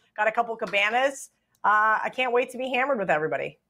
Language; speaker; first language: English; native; English